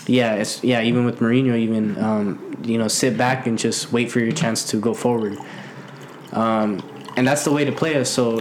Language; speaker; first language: English; early bilingual, other home language; Spanish